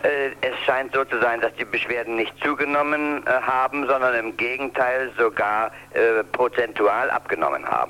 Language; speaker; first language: German; native; German